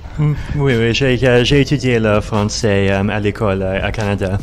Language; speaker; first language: French; non-native, learner; Russian